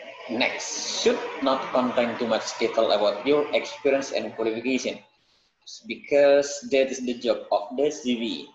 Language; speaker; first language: English; non-native, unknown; Indonesian